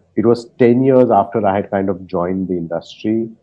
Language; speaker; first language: English; non-native, local second language; Hindi